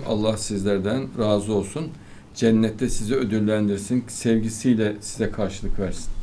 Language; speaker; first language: Turkish; native; Turkish